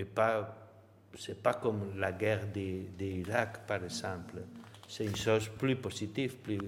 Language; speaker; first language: French; non-native, learner; Spanish